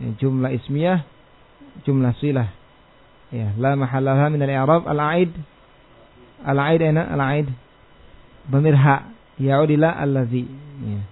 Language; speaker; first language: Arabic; non-native, fluent; Indonesian